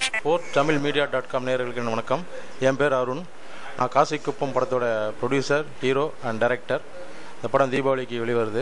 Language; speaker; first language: Tamil; native; Tamil